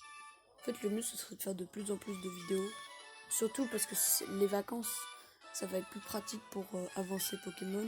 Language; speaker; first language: French; native; French